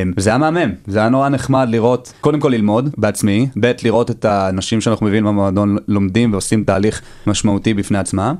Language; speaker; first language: Hebrew; native; Hebrew